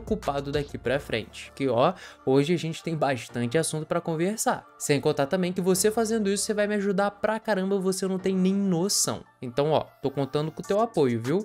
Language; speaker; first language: Portuguese; native; Portuguese